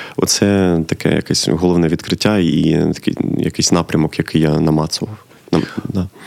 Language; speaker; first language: Ukrainian; native; Ukrainian